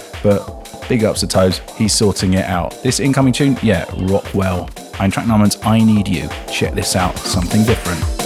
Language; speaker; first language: English; native; English